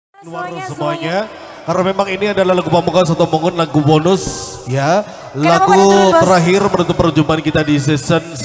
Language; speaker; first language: Indonesian; native; Indonesian